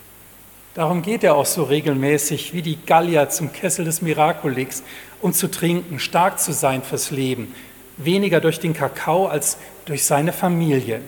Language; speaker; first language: German; native; German